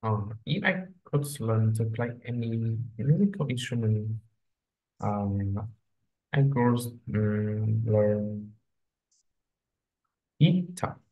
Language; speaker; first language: English; non-native, learner; Vietnamese